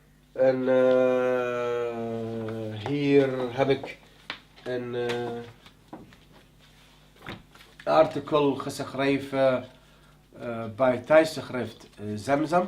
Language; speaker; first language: Dutch; non-native, learner; Arabic